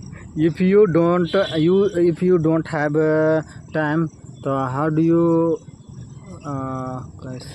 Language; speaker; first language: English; non-native, learner; Hindi